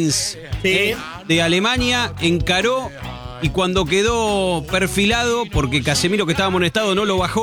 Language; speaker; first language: Spanish; native; Spanish